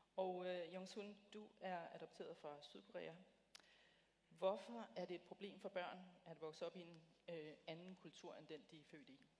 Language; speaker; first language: Danish; native; Danish